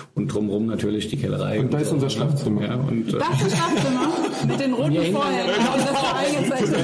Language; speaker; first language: German; non-native, fluent; French